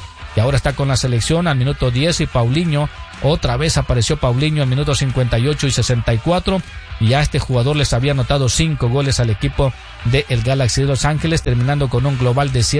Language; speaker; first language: Spanish; native; Spanish